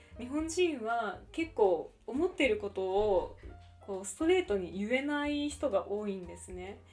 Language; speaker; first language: Japanese; native; Japanese